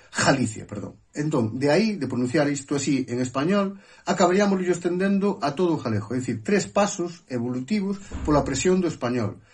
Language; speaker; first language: Galician; native; Galician